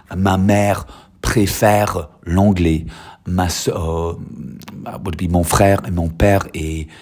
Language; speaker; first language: French; non-native, fluent; English